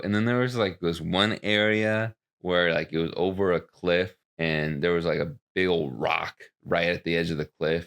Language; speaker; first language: English; native; English